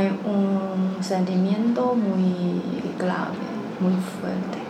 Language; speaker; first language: Spanish; non-native, learner; Chinese